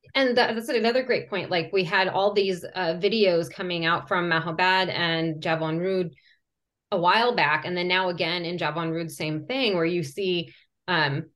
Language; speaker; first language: English; early bilingual, other home language; Persian